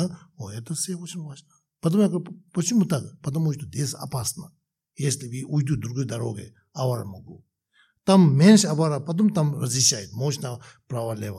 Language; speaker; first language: Russian; non-native, learner; Tibetan